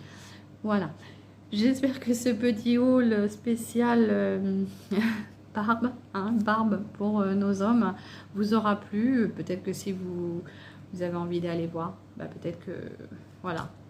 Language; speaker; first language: French; native; French